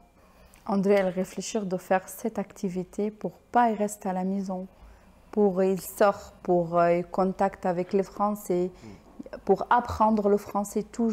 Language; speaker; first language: French; non-native, learner; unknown